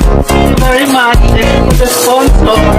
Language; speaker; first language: English; non-native, local second language; Filipino